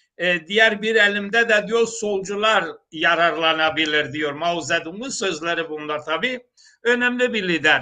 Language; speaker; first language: Turkish; non-native, local second language; Zaza